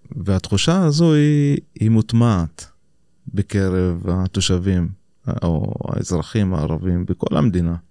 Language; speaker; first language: Hebrew; non-native, local second language; Arabic